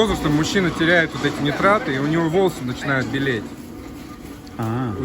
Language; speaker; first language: Russian; native; Russian